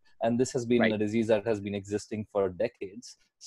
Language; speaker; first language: English; non-native, local second language; Marathi